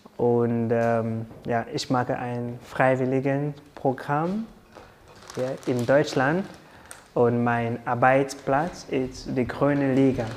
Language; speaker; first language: German; non-native, learner; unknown